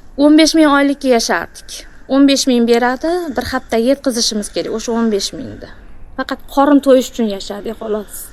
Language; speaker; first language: Uzbek; native; Uzbek